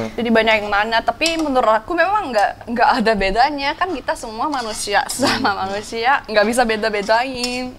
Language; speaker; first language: Indonesian; non-native, fluent; Korean